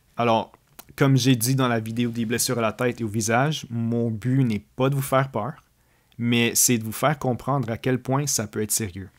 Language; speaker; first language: French; native; French